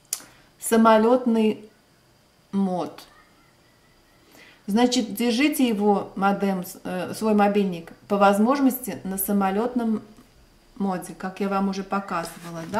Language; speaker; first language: Russian; non-native, local second language; Latvian